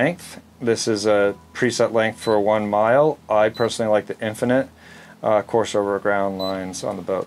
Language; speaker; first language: English; native; English